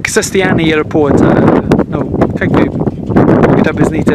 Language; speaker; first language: Russian; non-native, learner; English